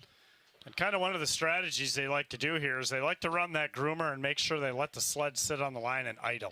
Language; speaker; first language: English; native; English